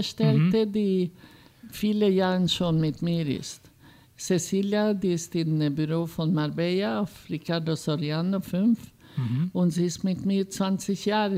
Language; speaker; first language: German; non-native, fluent; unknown